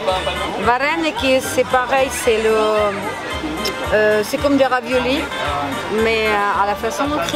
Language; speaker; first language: French; non-native, learner; Ukrainian